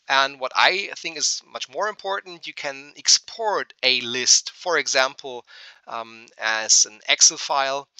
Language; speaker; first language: English; non-native, fluent; German